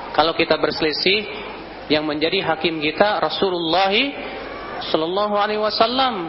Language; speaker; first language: Indonesian; native; Indonesian